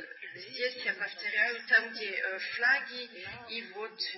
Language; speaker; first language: Russian; non-native, learner; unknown